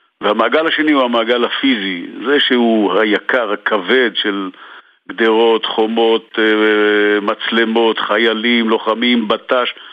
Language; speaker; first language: Hebrew; native; Hebrew